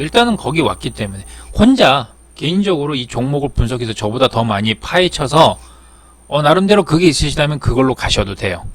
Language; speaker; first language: Korean; native; Korean